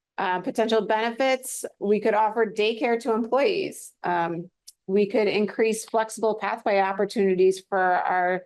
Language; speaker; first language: English; native; English